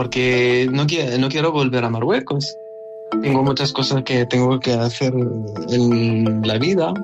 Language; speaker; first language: Spanish; non-native, learner; Arabic